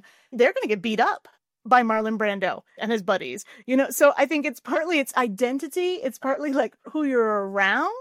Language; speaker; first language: English; native; English